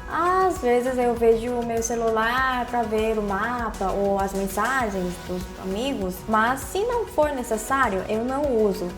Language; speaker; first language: Portuguese; non-native, fluent; Korean